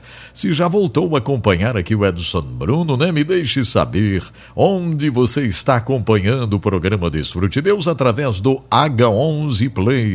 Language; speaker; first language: Portuguese; native; Portuguese